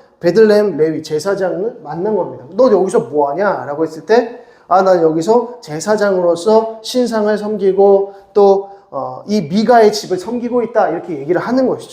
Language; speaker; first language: Korean; native; Korean